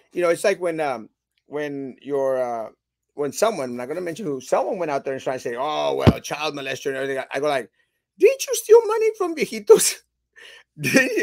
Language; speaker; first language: English; early bilingual, other home language; Spanish